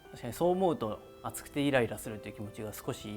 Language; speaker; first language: Japanese; native; Japanese